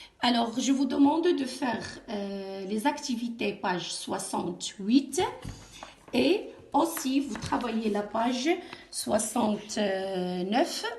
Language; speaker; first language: French; non-native, local second language; Arabic